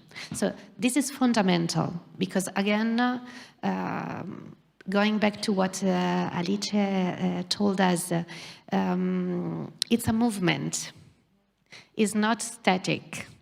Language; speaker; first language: English; non-native, fluent; Italian